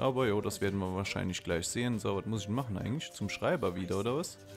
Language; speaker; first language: German; native; German